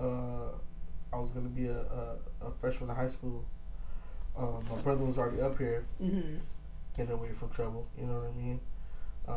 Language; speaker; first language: English; native; English